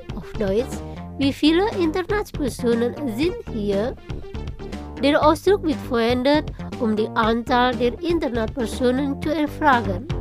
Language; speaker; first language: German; non-native, fluent; Indonesian